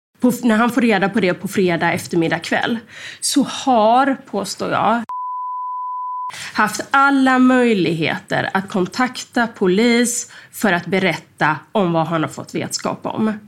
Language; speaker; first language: Swedish; native; Swedish